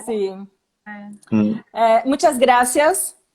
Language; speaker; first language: Spanish; non-native, learner; Portuguese